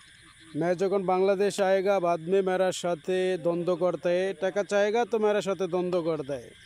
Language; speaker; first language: Hindi; non-native, learner; Bangla